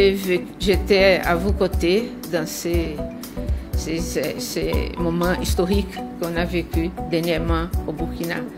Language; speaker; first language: French; non-native, fluent; Portuguese